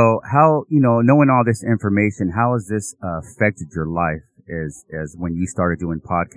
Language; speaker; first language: English; native; English